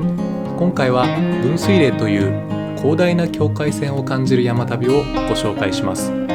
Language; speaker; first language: Japanese; native; Japanese